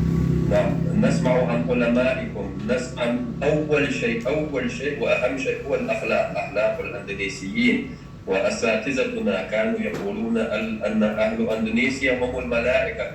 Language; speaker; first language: Arabic; non-native, fluent; Chechen